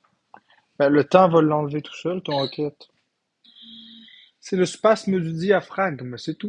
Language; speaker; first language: French; native; French